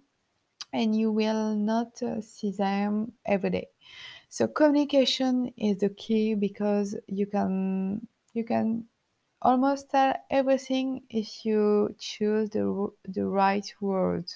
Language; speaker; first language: English; non-native, learner; French